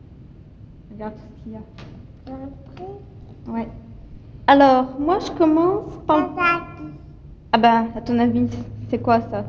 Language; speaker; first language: French; native; French